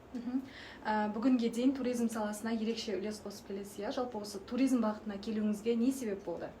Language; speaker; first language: Kazakh; native; Kazakh